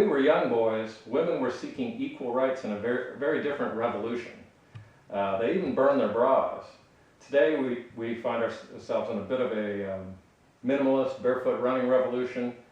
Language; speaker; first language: English; native; English